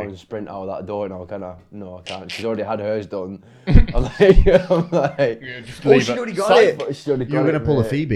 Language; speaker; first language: English; native; English